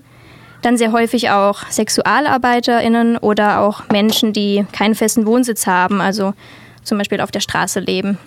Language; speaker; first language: German; native; German